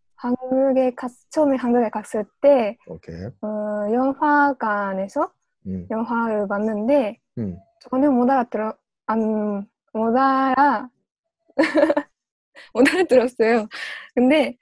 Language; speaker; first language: Korean; non-native, learner; Japanese